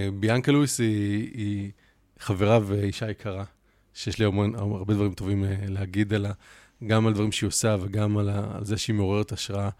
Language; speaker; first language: Hebrew; native; Hebrew